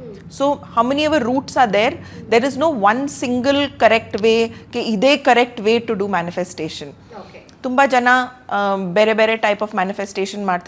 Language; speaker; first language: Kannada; non-native, local second language; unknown